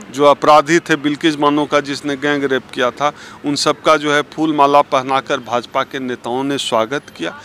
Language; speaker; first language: Hindi; native; Hindi